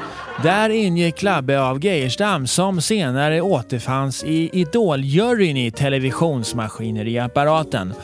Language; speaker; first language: Swedish; native; Swedish